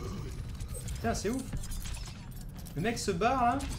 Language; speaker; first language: French; native; French